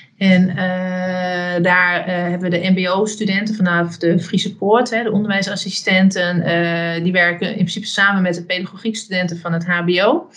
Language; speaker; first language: Dutch; native; Dutch